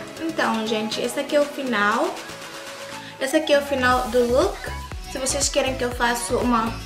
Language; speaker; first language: Portuguese; early bilingual, heritage; English